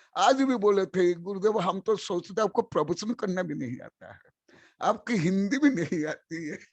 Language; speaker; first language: Hindi; non-native, local second language; Odia